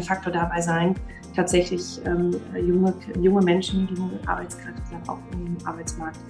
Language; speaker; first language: German; native; German